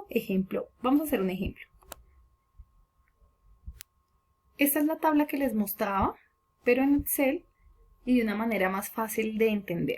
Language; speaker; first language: Spanish; native; Spanish